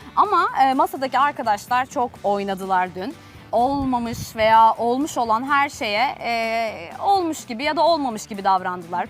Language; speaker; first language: Turkish; native; Turkish